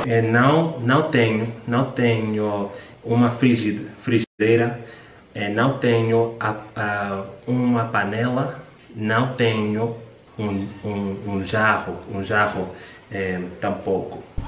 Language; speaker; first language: Portuguese; non-native, learner; English